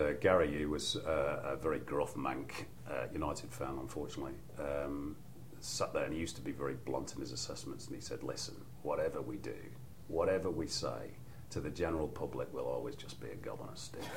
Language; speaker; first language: English; native; English